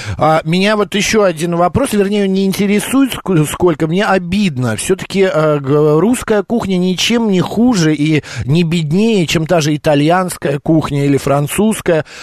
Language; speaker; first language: Russian; native; Russian